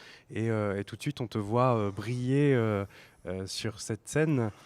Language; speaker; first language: French; native; French